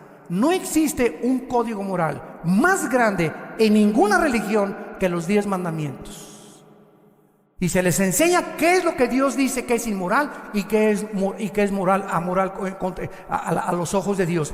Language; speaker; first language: Spanish; native; Spanish